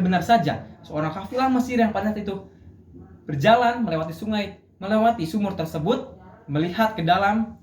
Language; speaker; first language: Indonesian; native; Indonesian